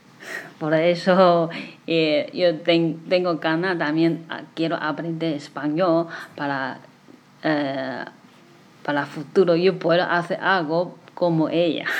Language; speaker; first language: Spanish; non-native, learner; Chinese